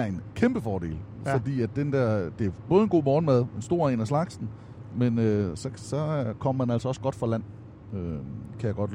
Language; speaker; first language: Danish; native; Danish